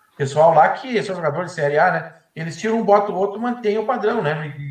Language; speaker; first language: Portuguese; native; Portuguese